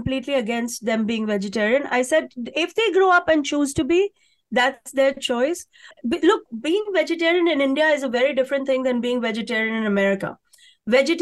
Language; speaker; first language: English; non-native, local second language; Hindi